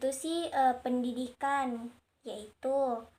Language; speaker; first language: Indonesian; native; Indonesian